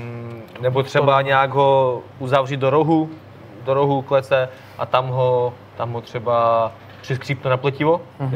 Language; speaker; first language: Czech; native; Czech